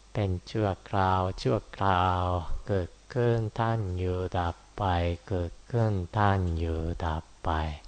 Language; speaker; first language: Thai; non-native, fluent; Japanese